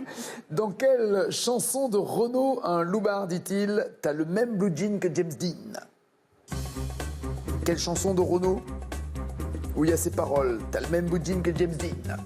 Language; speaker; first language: French; native; French